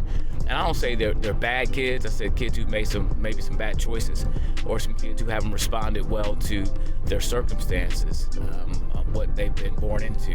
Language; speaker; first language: English; native; English